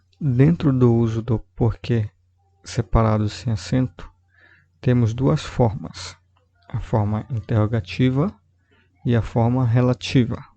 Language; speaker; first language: Portuguese; native; Portuguese